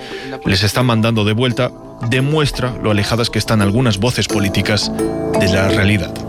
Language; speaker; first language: Spanish; native; Spanish